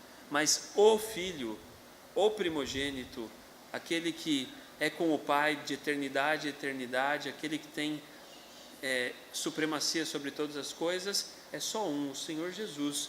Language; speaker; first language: Portuguese; native; Portuguese